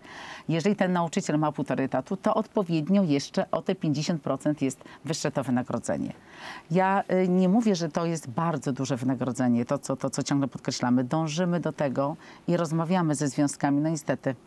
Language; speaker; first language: Polish; native; Polish